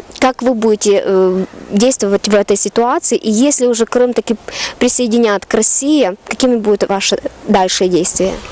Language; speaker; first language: Russian; non-native, local second language; Ukrainian